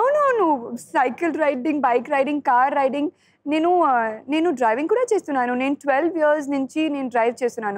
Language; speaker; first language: Telugu; non-native, learner; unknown